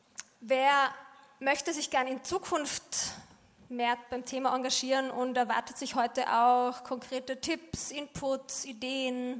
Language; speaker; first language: German; native; German